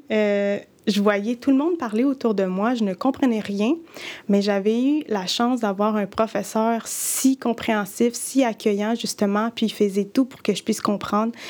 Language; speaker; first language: French; early bilingual, other home language; Spanish